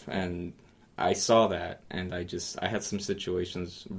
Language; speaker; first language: English; native; English